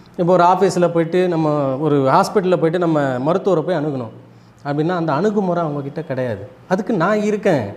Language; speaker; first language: Tamil; early bilingual, other home language; Nepali